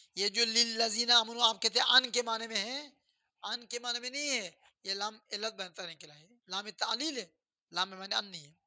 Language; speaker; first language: Urdu; non-native, local second language; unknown